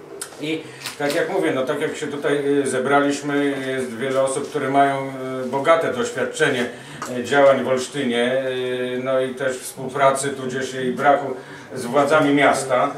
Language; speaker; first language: Polish; native; Polish